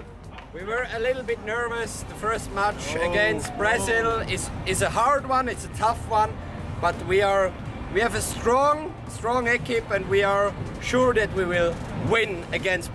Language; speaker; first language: English; non-native, learner; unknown